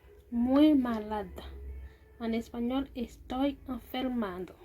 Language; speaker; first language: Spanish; non-native, local second language; Haitian Creole